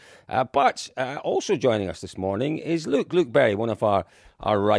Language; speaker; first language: English; native; English